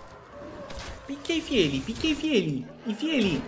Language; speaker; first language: Italian; native; Italian